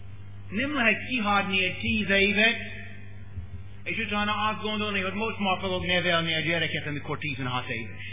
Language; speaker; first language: Hungarian; non-native, learner; English